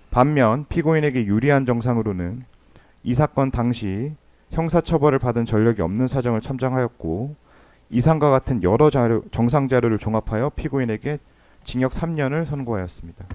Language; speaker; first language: Korean; native; Korean